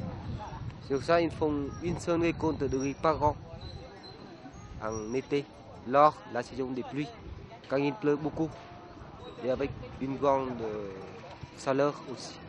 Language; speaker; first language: French; non-native, fluent; Vietnamese